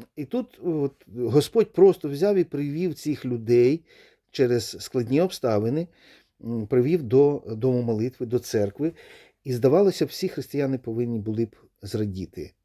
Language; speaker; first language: Ukrainian; non-native, local second language; Russian